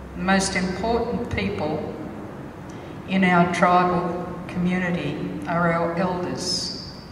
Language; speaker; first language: English; native; English